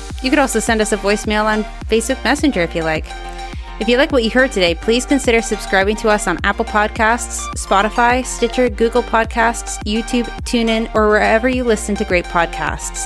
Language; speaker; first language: English; native; English